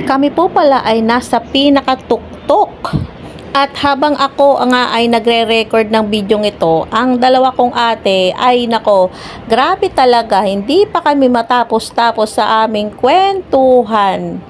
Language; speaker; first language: Filipino; non-native, local second language; Waray